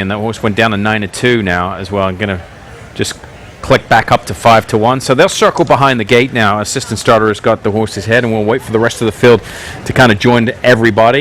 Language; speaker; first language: English; native; English